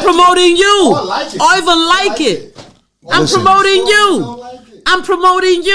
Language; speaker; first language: English; native; English